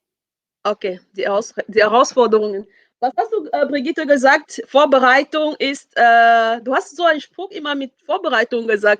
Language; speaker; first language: German; non-native, fluent; French